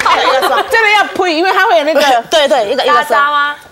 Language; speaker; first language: Chinese; native; Chinese